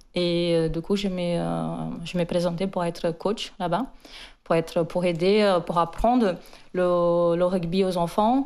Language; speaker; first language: French; non-native, fluent; Portuguese